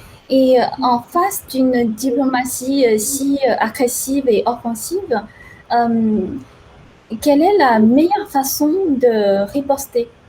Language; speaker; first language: French; non-native, fluent; Chinese